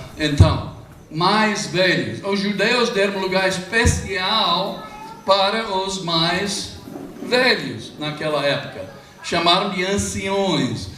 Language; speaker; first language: Portuguese; non-native, fluent; English